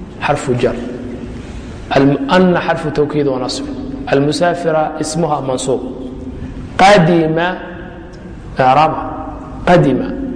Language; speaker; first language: Arabic; non-native, fluent; Somali